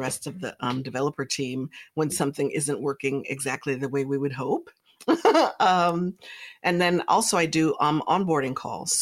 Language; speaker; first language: English; native; English